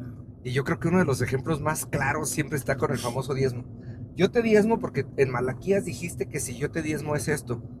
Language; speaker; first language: Spanish; native; Spanish